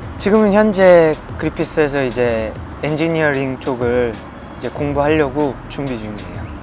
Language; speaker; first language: Korean; native; Korean